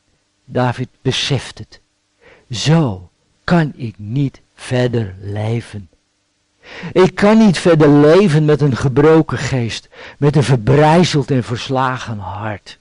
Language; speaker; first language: Dutch; native; Dutch